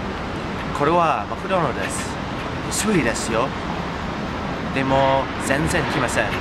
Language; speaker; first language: Japanese; non-native, learner; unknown